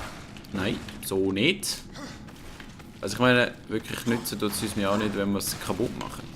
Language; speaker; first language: German; native; German